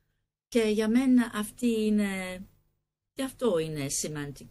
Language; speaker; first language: Greek; non-native, learner; English